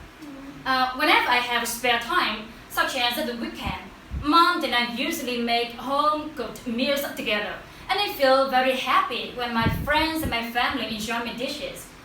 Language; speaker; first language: English; non-native, learner; Vietnamese